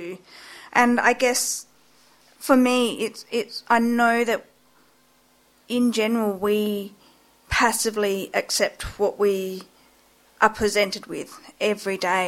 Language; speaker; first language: English; native; English